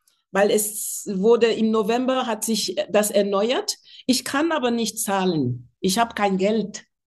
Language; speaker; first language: German; non-native, fluent; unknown